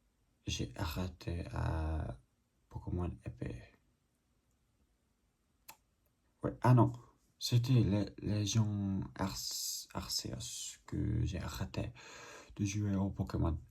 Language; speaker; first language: French; non-native, learner; English